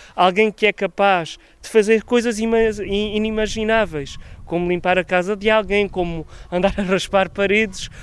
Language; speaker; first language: Portuguese; native; Portuguese